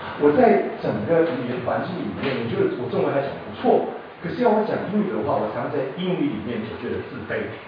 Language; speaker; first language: Chinese; non-native, local second language; Min Nan Chinese